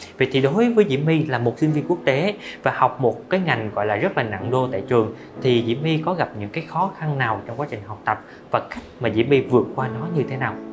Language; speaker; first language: Vietnamese; native; Vietnamese